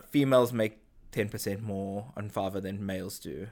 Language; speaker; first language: English; native; English